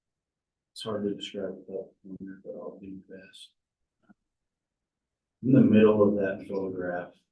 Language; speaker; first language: English; native; English